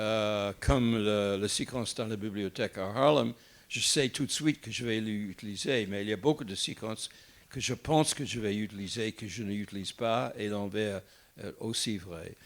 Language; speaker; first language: French; non-native, fluent; English